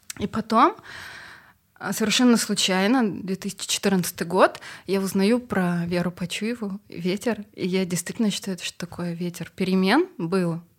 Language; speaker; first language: Russian; native; Russian